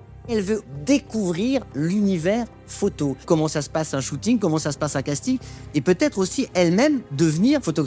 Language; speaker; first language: French; native; French